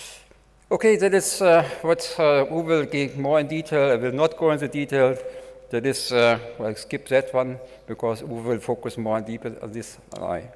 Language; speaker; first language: English; non-native, fluent; German